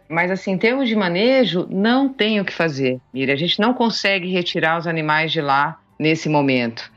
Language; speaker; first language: Portuguese; native; Portuguese